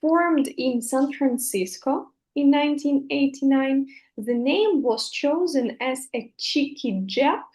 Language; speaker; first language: English; non-native, fluent; Russian